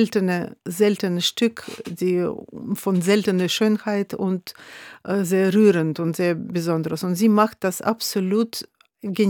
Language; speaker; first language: German; non-native, fluent; Russian